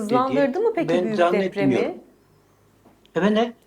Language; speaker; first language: Turkish; non-native, learner; Japanese